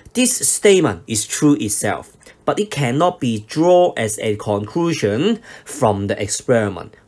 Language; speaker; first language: English; non-native, local second language; Cantonese